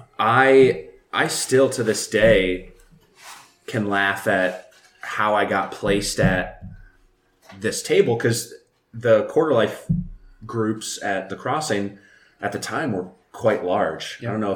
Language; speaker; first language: English; native; English